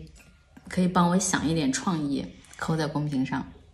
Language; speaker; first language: Chinese; native; Chinese